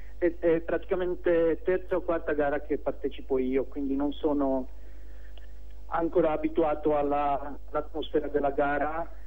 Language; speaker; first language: Italian; non-native, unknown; Slovak